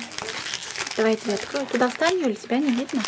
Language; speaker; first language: Russian; native; Russian